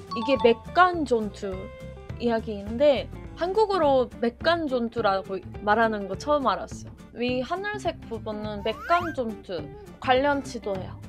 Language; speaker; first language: Korean; non-native, fluent; Japanese